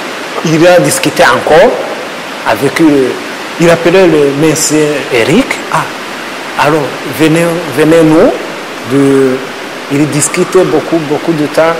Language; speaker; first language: French; non-native, learner; Kinyarwanda